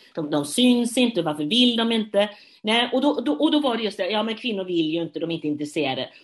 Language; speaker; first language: Swedish; native; Swedish